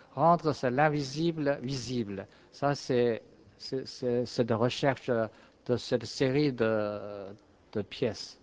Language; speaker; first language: French; non-native, fluent; Chinese